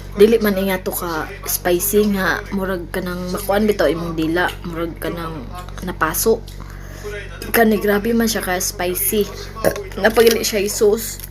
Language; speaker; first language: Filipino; non-native, local second language; Cebuano